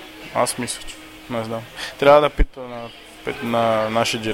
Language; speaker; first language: Bulgarian; non-native, learner; Portuguese